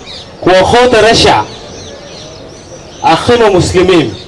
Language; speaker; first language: Hebrew; non-native, fluent; Arabic